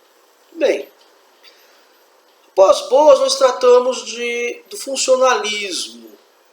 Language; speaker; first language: Portuguese; native; Portuguese